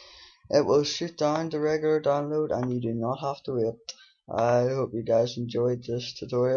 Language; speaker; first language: English; native; English